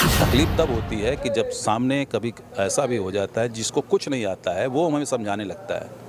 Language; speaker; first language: Hindi; native; Hindi